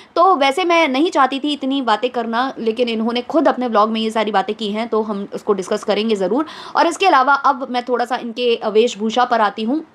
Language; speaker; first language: Hindi; native; Hindi